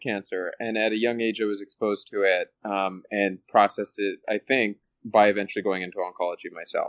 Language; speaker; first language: English; native; English